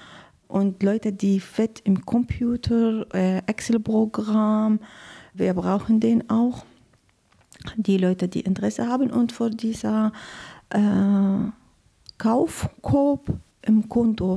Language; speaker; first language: German; non-native, learner; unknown